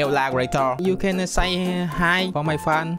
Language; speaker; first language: English; non-native, learner; Vietnamese